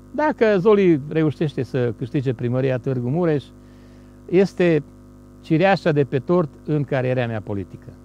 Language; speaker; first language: Romanian; non-native, local second language; Hungarian